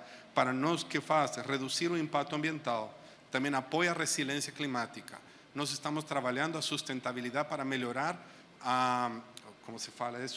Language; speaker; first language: Portuguese; non-native, fluent; Spanish